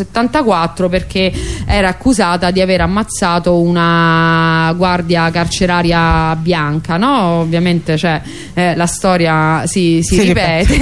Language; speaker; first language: Italian; native; Italian